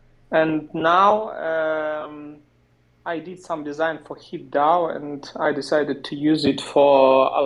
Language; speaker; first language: English; non-native, learner; Russian